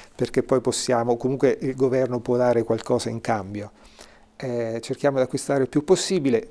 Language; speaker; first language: Italian; native; Italian